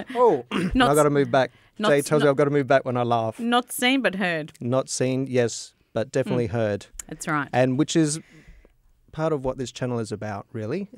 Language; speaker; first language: English; native; English